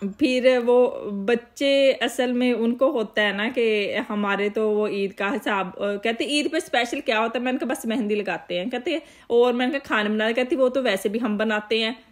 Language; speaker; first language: Urdu; native; Urdu